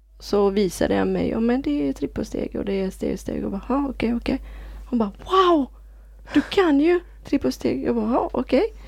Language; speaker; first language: Swedish; non-native, fluent; Italian